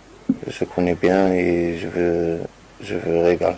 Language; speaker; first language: French; non-native, learner; Arabic